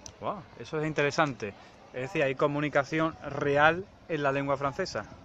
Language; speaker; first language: Spanish; native; Spanish